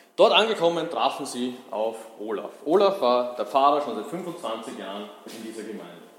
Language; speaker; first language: German; native; German